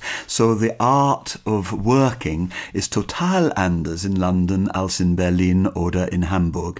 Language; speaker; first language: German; non-native, fluent; English